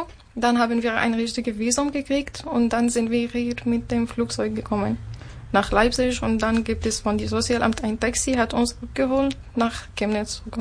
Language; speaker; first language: German; non-native, learner; Arabic